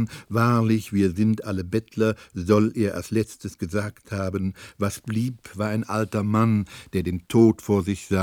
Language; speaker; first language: German; native; German